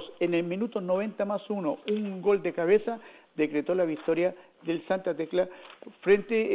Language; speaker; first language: Spanish; native; Spanish